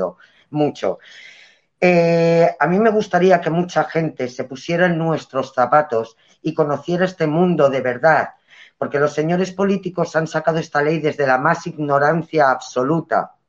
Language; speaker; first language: Spanish; native; Spanish